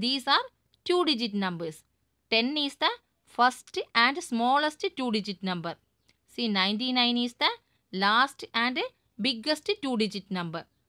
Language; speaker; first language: English; non-native, local second language; Tamil